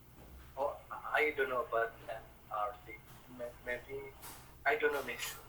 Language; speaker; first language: English; non-native, fluent; Indonesian